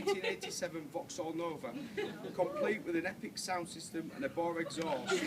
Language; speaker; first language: English; native; English